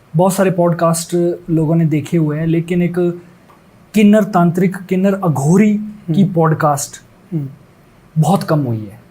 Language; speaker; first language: Hindi; native; Hindi